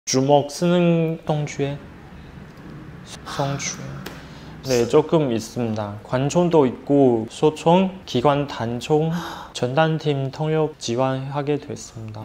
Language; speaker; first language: Korean; non-native, fluent; Chinese